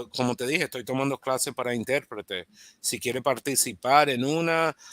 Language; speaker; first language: Spanish; early bilingual, heritage; Spanish